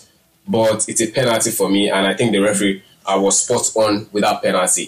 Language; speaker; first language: English; non-native, local second language; Yoruba